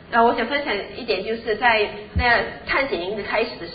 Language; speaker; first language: Chinese; native; Chinese